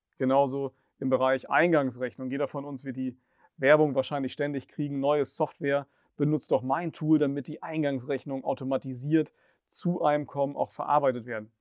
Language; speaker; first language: German; native; German